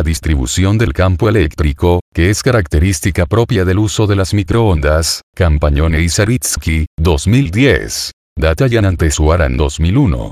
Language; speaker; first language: Spanish; native; Spanish